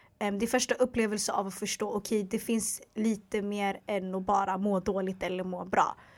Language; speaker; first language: Swedish; early bilingual, other home language; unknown